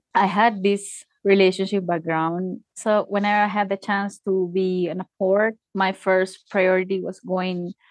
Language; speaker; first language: English; non-native, fluent; Spanish